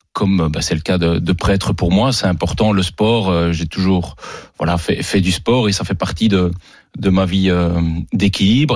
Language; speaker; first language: French; native; French